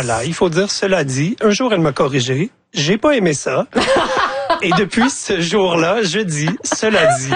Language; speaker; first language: French; native; French